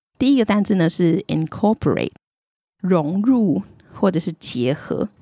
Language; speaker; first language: Chinese; native; Chinese